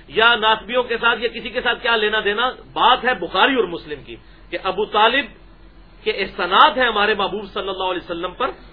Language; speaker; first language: Urdu; native; Urdu